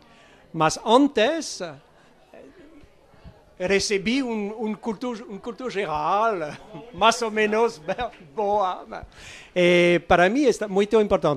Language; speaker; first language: Portuguese; non-native, learner; French